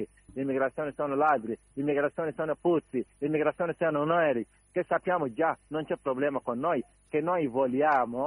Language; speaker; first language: Italian; non-native, learner; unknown